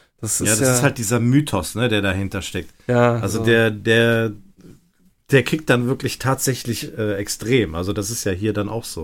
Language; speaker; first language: German; native; German